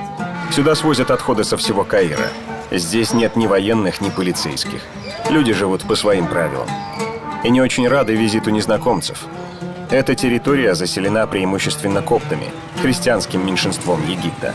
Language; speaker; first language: Russian; native; Russian